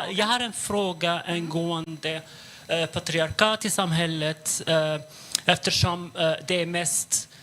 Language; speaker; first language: Swedish; non-native, fluent; Arabic